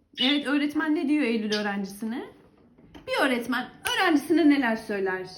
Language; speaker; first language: Turkish; native; Turkish